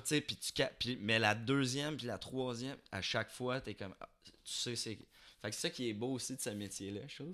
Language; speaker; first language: French; native; French